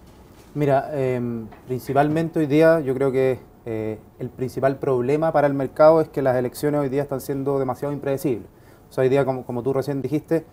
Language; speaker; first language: Spanish; native; Spanish